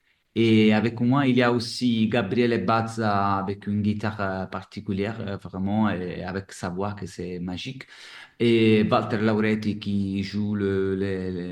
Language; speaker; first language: French; non-native, fluent; Italian